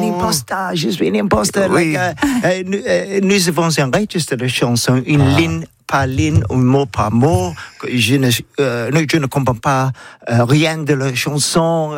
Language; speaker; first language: French; non-native, learner; English